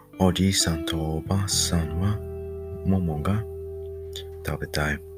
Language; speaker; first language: Japanese; non-native, learner; English